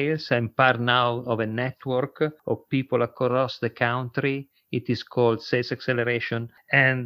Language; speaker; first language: English; non-native, fluent; Italian